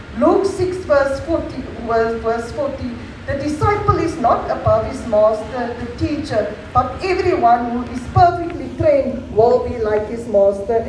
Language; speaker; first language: English; non-native, local second language; Afrikaans